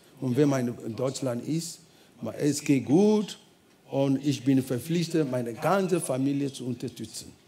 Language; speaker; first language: German; non-native, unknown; Ewe